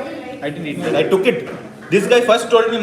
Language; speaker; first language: English; non-native, local second language; Hindi